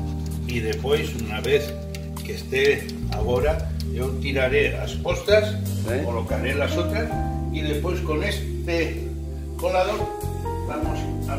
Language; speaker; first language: Portuguese; non-native, learner; Spanish